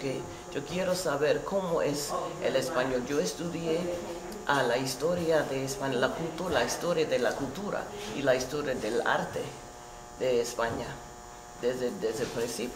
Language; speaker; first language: Spanish; non-native, fluent; English